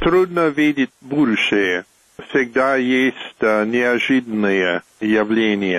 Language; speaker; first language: Russian; non-native, fluent; English